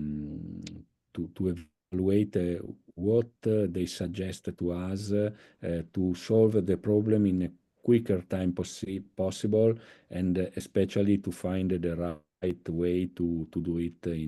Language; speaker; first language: English; non-native, fluent; Italian